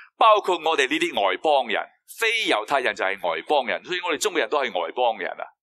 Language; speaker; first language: Cantonese; non-native, fluent; Chinese